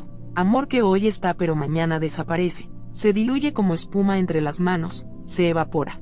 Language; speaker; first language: Spanish; native; Spanish